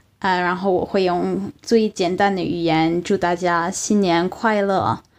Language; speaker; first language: Chinese; non-native, learner; English